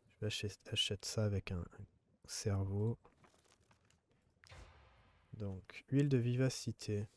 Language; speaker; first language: French; native; French